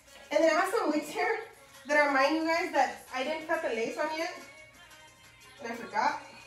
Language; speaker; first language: English; non-native, local second language; Spanish